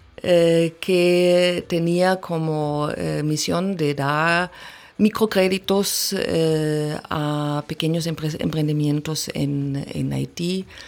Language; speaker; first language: Spanish; non-native, fluent; German